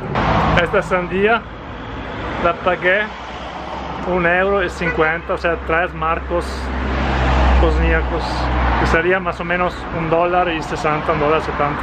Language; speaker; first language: Spanish; non-native, fluent; Italian